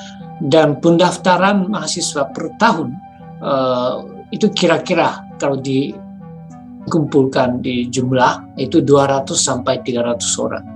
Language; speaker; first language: Indonesian; non-native, fluent; Japanese